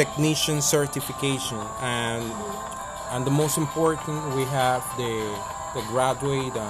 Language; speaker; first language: English; non-native, fluent; Spanish